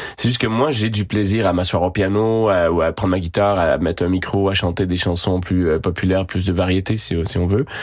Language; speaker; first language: French; native; French